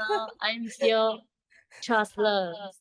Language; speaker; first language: English; non-native, learner; Chinese